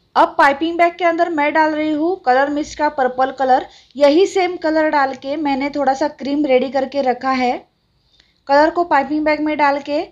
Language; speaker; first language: Hindi; non-native, local second language; Marathi